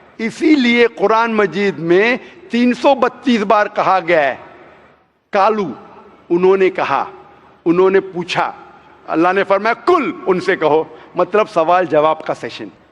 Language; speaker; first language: Hindi; non-native, local second language; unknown